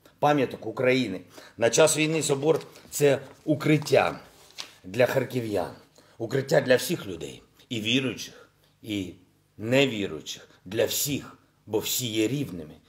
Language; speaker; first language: Ukrainian; non-native, local second language; Russian